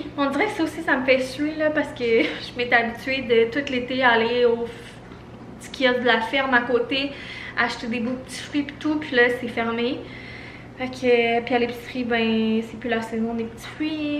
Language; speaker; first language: French; native; French